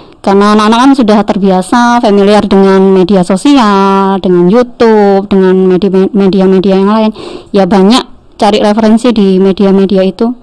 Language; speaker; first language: Indonesian; native; Indonesian